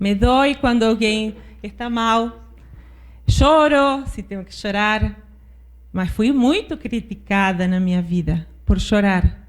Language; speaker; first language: Portuguese; non-native, fluent; Spanish